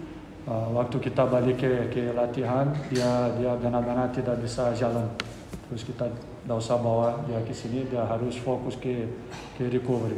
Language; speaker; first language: Indonesian; non-native, learner; Portuguese